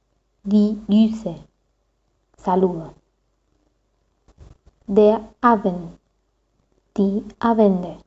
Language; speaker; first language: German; non-native, fluent; Spanish